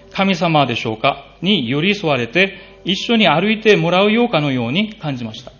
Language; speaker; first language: Japanese; non-native, fluent; Korean